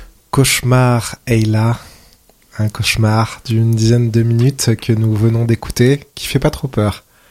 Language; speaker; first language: French; native; French